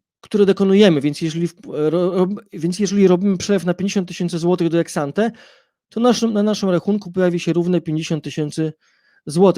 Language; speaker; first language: Polish; native; Polish